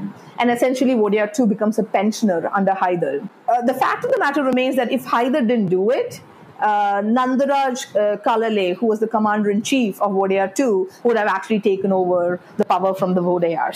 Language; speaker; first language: English; non-native, local second language; Malayalam